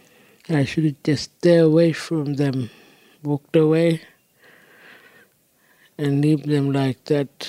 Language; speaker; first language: English; non-native, local second language; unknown